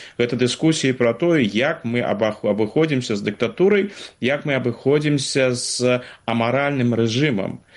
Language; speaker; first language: Belarusian; non-native, local second language; Russian